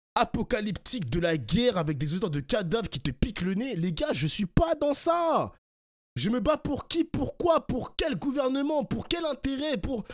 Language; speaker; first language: French; early bilingual, other home language; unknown